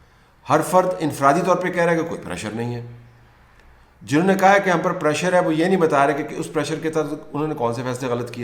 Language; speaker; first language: Urdu; native; Urdu